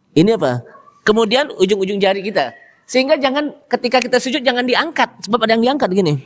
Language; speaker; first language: Indonesian; native; Indonesian